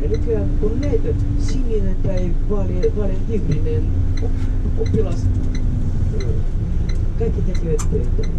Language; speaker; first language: Finnish; non-native, fluent; Russian